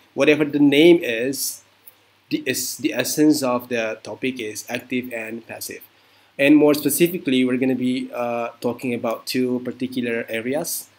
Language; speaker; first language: English; non-native, fluent; Indonesian